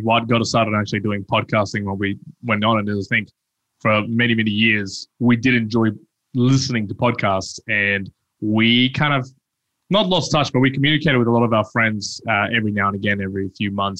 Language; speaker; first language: English; early bilingual, other home language; Spanish